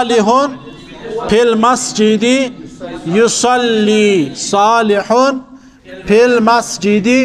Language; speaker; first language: Arabic; non-native, fluent; Urdu